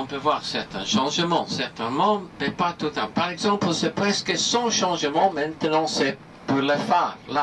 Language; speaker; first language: French; non-native, learner; English